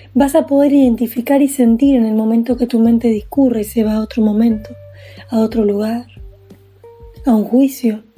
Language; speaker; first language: English; non-native, fluent; Spanish